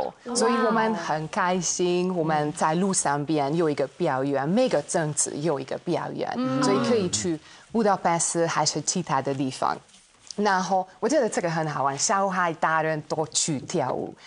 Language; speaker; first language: Chinese; non-native, fluent; Hungarian